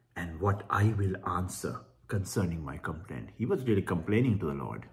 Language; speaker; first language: English; non-native, local second language; Sinhala